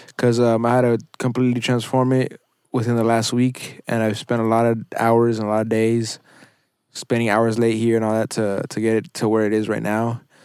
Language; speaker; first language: English; early bilingual, other home language; Spanish